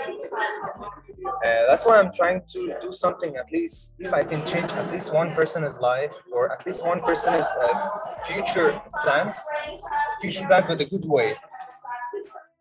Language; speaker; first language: English; non-native, fluent; Uzbek